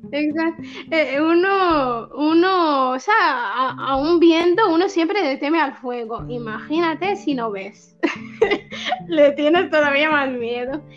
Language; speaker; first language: Spanish; early bilingual, other home language; Arabic